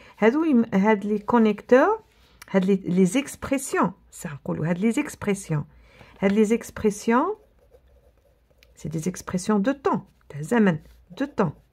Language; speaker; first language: French; non-native, local second language; Arabic